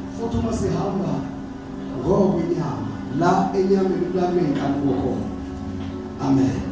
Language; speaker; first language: Zulu; non-native, local second language; Xhosa